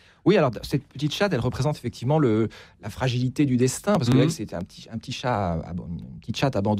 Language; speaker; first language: French; native; French